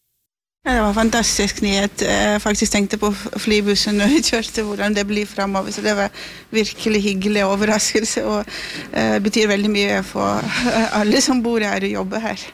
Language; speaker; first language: Norwegian; non-native, fluent; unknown